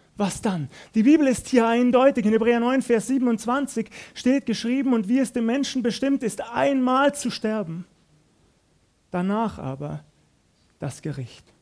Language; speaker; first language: German; native; German